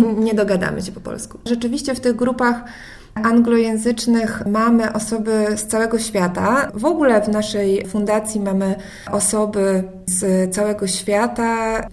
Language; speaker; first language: Polish; native; Polish